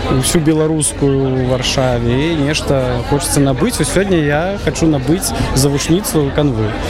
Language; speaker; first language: Belarusian; non-native, local second language; Russian